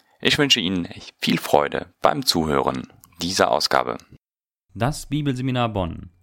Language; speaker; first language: German; early bilingual, heritage; German